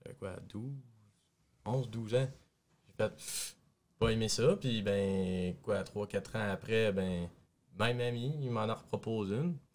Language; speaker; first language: French; native; French